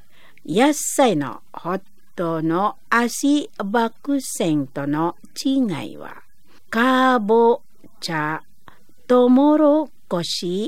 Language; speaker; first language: Japanese; non-native, fluent; Indonesian